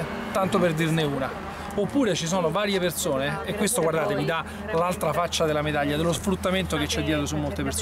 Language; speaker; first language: Italian; native; Italian